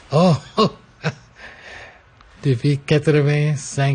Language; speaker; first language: French; non-native, local second language; English